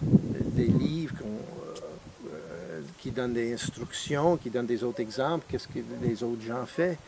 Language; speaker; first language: French; non-native, fluent; English